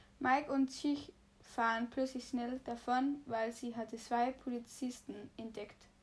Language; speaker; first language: German; non-native, learner; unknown